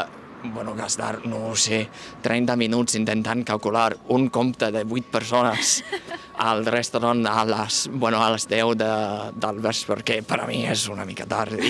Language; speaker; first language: Catalan; non-native, fluent; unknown